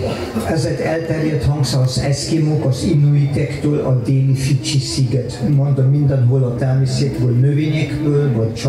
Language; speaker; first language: Hungarian; non-native, fluent; German